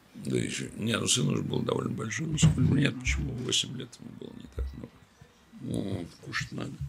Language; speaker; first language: Russian; native; Russian